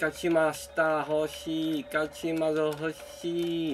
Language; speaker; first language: Japanese; non-native, learner; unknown